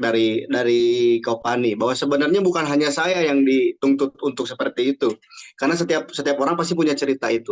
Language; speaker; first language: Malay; non-native, local second language; Sundanese